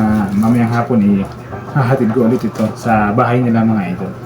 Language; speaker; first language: Filipino; native; Filipino